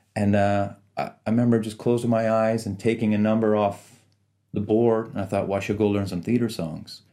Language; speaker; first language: English; native; English